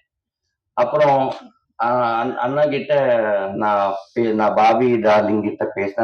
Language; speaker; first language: Tamil; non-native, learner; Telugu